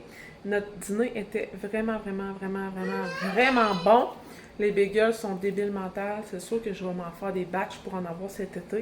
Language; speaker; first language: French; native; French